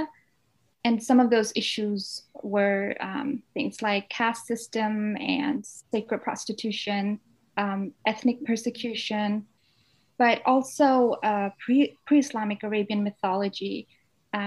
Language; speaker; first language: English; non-native, fluent; Danish